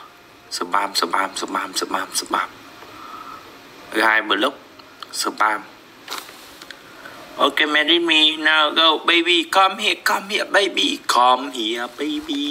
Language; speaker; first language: English; non-native, learner; Vietnamese